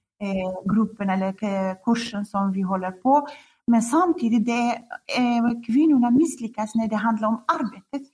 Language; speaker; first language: Swedish; non-native, fluent; Central Kurdish